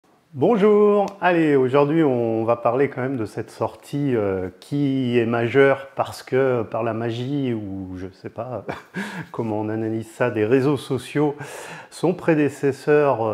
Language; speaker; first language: French; native; French